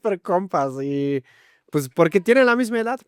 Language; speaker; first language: Spanish; native; Spanish